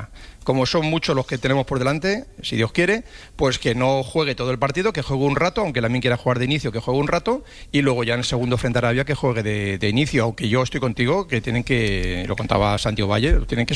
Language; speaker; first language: Spanish; native; Spanish